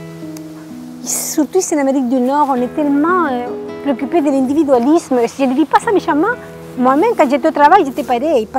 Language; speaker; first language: French; native; French